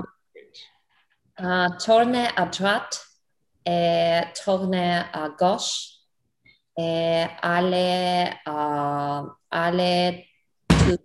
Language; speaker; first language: French; non-native, learner; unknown